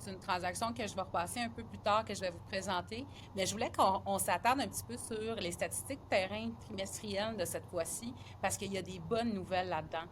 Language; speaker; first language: French; native; French